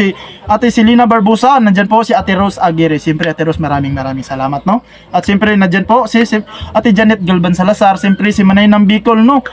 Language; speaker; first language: Filipino; non-native, local second language; Cebuano